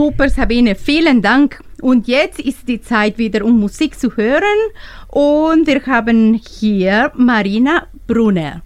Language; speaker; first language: German; non-native, learner; Spanish